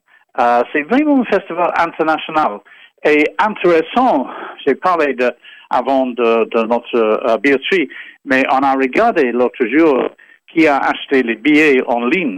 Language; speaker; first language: French; non-native, fluent; English